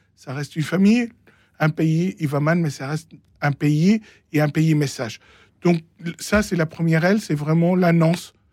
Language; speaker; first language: French; non-native, local second language; Arabic